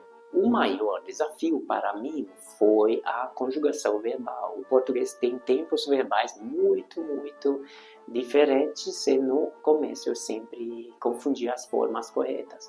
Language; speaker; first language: Portuguese; non-native, fluent; Hungarian